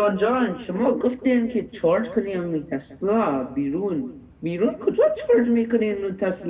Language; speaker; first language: Persian; early bilingual, heritage; Persian